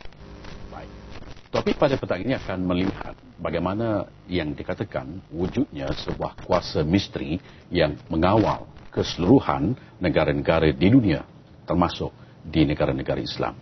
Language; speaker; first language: Malay; native; Malay